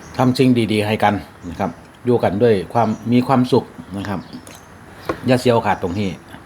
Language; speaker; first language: Thai; native; Thai